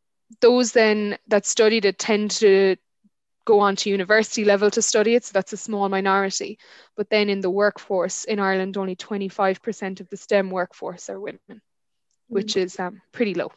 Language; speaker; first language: English; native; English